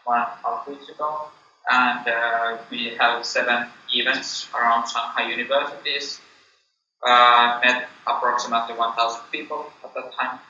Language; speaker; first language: English; non-native, fluent; Finnish